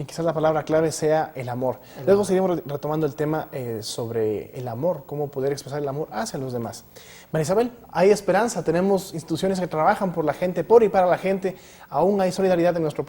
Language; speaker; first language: Spanish; native; Spanish